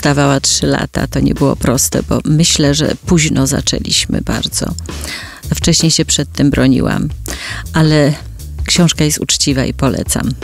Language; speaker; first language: Polish; native; Polish